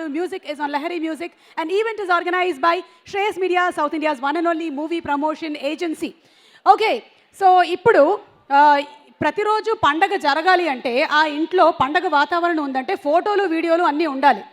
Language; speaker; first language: Telugu; native; Telugu